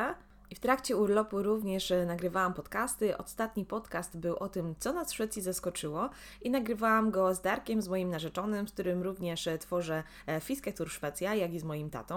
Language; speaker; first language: Polish; native; Polish